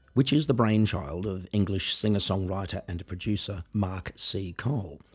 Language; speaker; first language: English; native; English